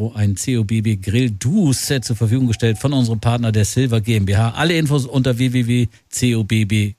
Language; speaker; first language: German; native; German